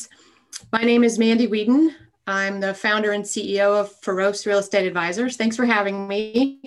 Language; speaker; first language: English; native; English